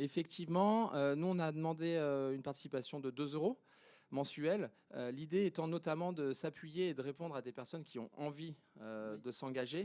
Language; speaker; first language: French; native; French